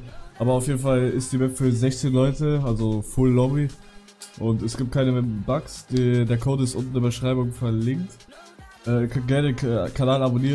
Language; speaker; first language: German; native; German